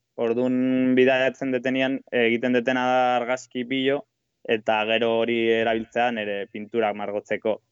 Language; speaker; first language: Basque; non-native, local second language; Spanish